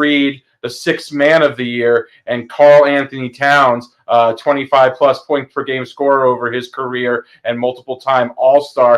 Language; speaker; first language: English; native; English